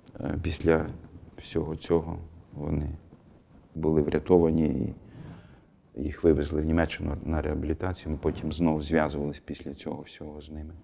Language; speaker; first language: Ukrainian; native; Ukrainian